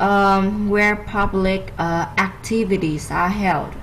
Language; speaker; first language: English; non-native, learner; Vietnamese